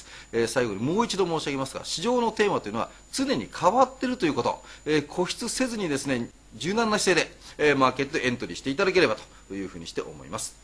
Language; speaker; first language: Japanese; native; Japanese